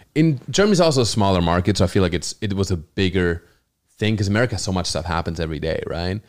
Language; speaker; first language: English; non-native, fluent; German